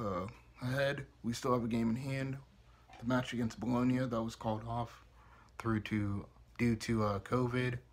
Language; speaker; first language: English; native; English